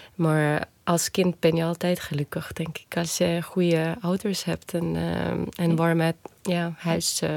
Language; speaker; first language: Dutch; non-native, fluent; Estonian